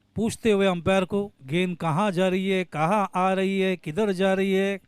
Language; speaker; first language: Hindi; non-native, local second language; Marathi